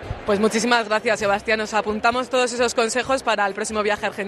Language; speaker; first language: Spanish; native; Spanish